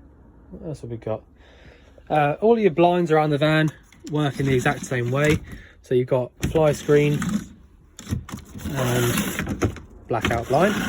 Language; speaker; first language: English; native; English